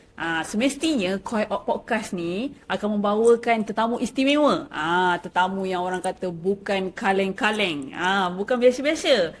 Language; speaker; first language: Malay; native; Malay